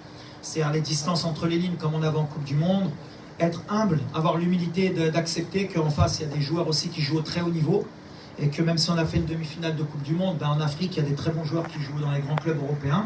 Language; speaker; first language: French; native; French